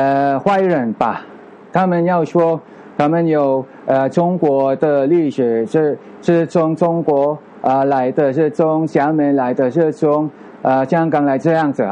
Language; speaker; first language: Chinese; non-native, fluent; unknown